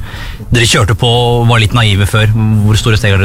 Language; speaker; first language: Norwegian; native; Norwegian